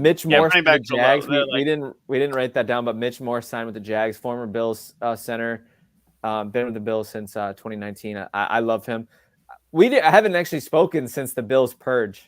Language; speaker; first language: English; native; English